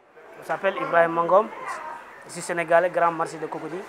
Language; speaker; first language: French; non-native, local second language; Wolof